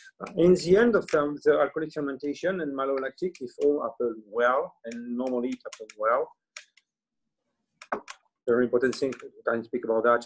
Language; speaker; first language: English; non-native, learner; French